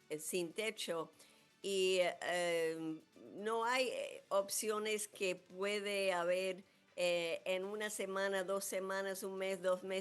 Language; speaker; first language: Spanish; non-native, fluent; English